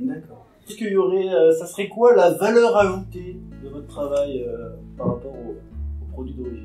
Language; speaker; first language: French; native; French